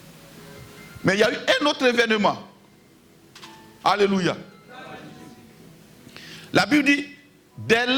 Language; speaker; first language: French; native; French